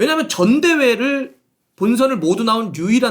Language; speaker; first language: Korean; native; Korean